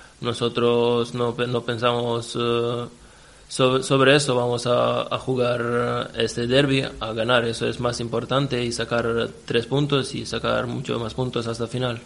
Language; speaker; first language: Spanish; non-native, fluent; Serbian